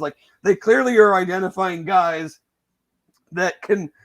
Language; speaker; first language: English; native; English